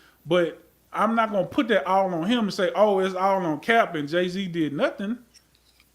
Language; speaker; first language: English; native; English